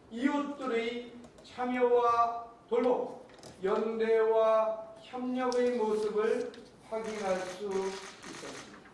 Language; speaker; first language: Korean; native; Korean